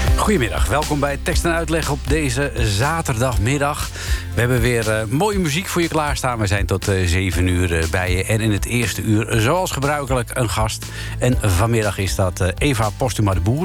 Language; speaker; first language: Dutch; native; Dutch